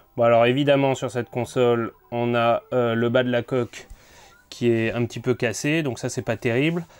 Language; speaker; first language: French; native; French